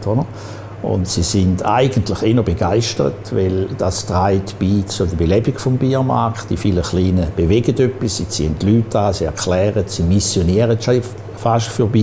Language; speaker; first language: German; native; German